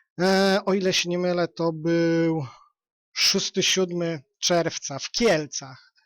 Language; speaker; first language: Polish; native; Polish